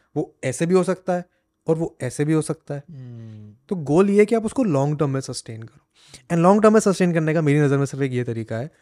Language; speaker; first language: Hindi; native; Hindi